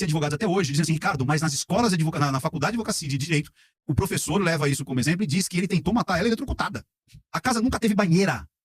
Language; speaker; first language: Portuguese; native; Portuguese